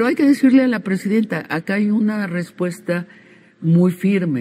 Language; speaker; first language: Spanish; native; Spanish